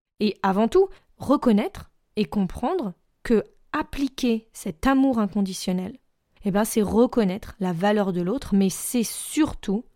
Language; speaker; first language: French; native; French